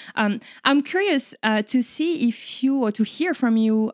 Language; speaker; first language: English; non-native, fluent; French